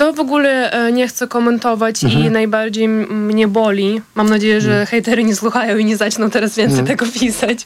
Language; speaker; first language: Polish; non-native, fluent; Ukrainian